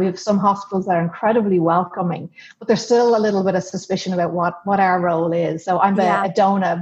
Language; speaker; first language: English; native; English